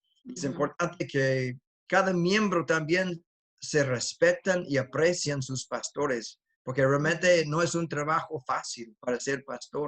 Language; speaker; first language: Spanish; non-native, fluent; English